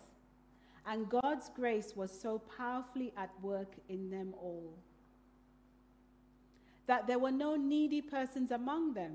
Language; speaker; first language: English; non-native, local second language; Yoruba